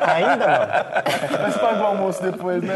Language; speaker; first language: Portuguese; native; Portuguese